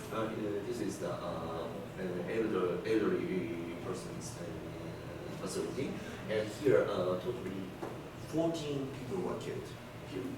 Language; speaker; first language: English; non-native, fluent; Japanese